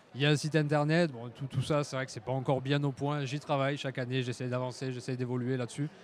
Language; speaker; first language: French; native; French